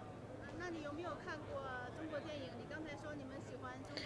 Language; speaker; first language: Chinese; native; Chinese